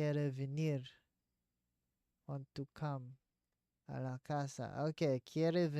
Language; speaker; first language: Spanish; non-native, learner; English